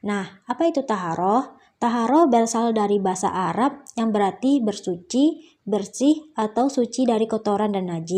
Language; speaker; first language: Indonesian; native; Indonesian